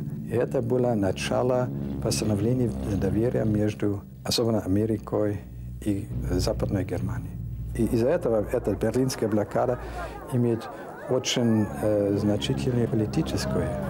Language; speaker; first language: Russian; non-native, fluent; German